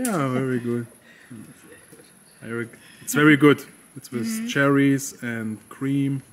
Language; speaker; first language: English; non-native, fluent; German